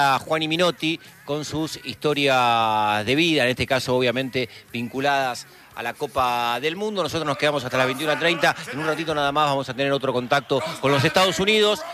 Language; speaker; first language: Spanish; native; Spanish